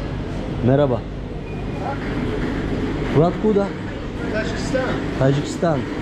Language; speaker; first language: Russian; non-native, learner; Turkish